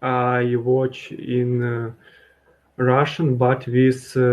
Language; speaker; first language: English; non-native, learner; Russian